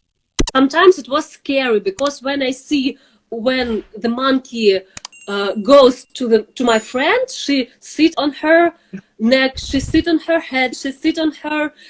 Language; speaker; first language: English; non-native, fluent; Russian